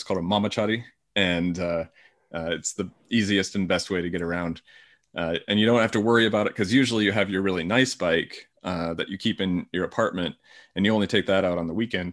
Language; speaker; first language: English; native; English